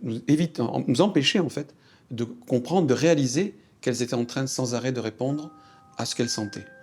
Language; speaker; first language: French; native; French